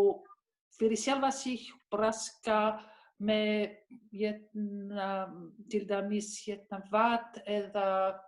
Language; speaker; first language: Icelandic; non-native, learner; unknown